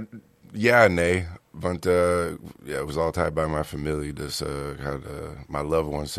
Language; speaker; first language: Dutch; non-native, learner; English